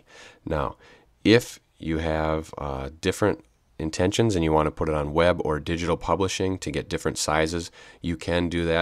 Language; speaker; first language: English; native; English